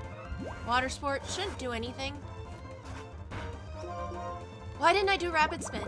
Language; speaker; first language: English; native; English